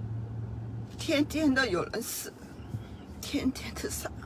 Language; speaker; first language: Chinese; non-native, fluent; Burmese